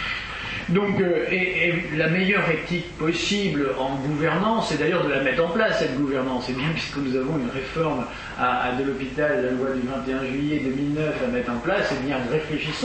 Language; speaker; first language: French; native; French